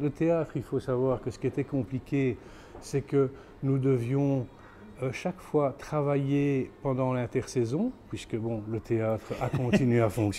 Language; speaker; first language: French; native; French